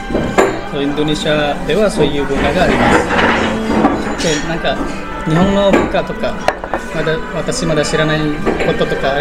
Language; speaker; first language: Japanese; non-native, fluent; Indonesian